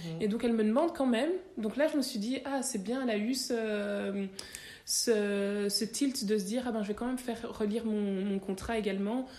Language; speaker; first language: French; native; French